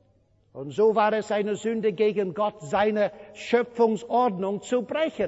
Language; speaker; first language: German; non-native, fluent; English